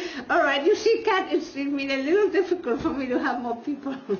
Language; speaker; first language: English; non-native, fluent; Spanish